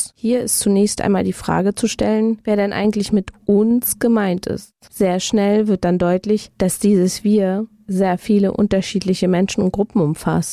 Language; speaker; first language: German; native; German